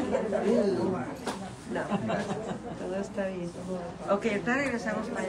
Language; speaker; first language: Spanish; native; Spanish